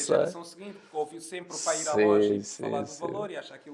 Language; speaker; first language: Portuguese; native; Portuguese